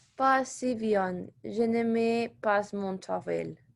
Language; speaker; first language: French; non-native, learner; Spanish